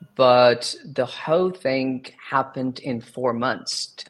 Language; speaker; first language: English; non-native, fluent; Portuguese